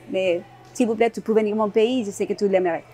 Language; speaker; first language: French; non-native, learner; Spanish